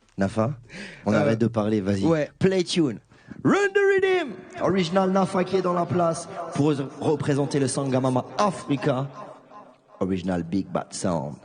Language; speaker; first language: French; native; French